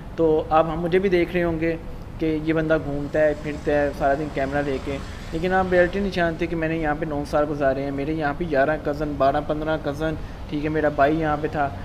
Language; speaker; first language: Urdu; non-native, local second language; Punjabi